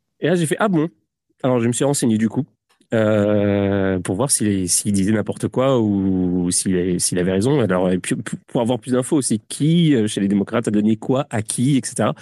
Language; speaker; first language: French; native; French